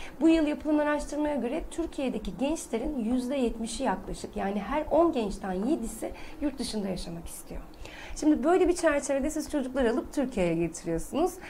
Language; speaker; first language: Turkish; native; Turkish